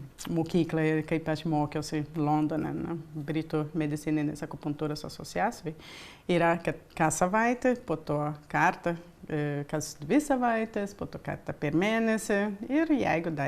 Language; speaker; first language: Lithuanian; early bilingual, heritage; Lithuanian